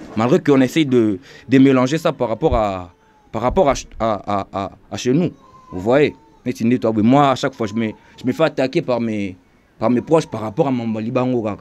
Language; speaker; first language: French; non-native, local second language; Lingala